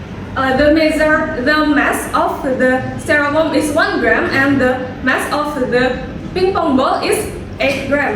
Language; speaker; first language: English; non-native, learner; Indonesian